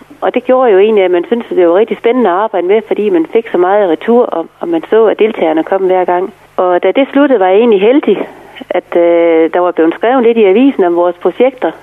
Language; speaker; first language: Danish; native; Danish